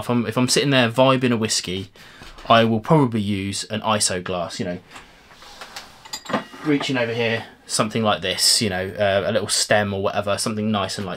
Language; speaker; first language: English; native; English